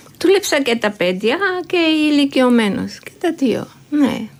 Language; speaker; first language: Greek; non-native, learner; Georgian